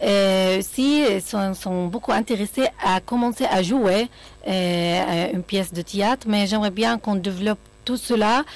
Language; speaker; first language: French; non-native, fluent; Arabic